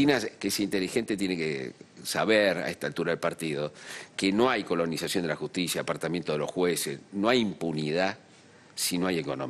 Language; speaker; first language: Spanish; native; Spanish